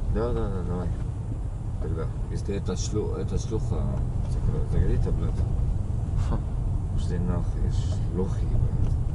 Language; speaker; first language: Russian; non-native, learner; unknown